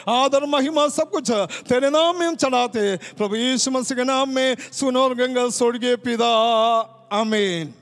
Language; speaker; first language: Hindi; non-native, local second language; Malayalam